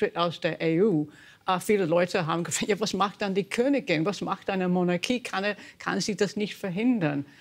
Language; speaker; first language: German; non-native, fluent; English